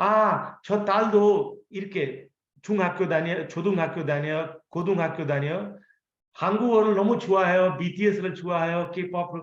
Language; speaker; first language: Korean; non-native, fluent; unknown